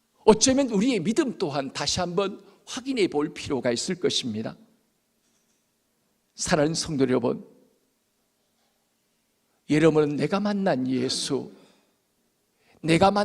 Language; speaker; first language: Korean; native; Korean